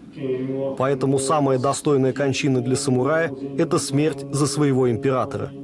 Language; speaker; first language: Russian; native; Russian